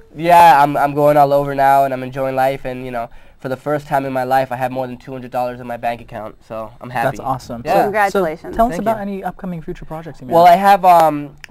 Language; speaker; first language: English; native; English